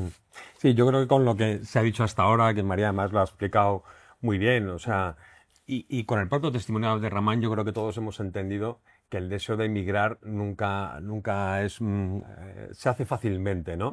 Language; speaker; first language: Spanish; native; Spanish